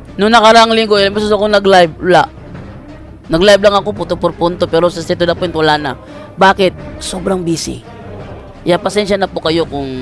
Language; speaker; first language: Filipino; non-native, local second language; Cebuano